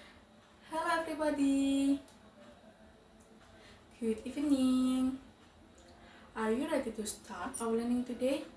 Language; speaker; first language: English; non-native, fluent; Indonesian